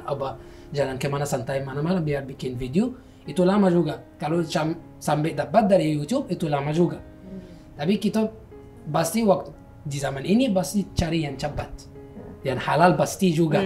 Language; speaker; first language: Indonesian; non-native, learner; Arabic